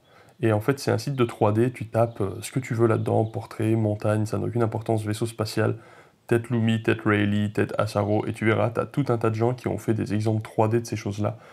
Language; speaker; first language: French; native; French